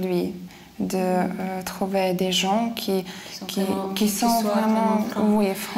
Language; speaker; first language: French; non-native, fluent; Lithuanian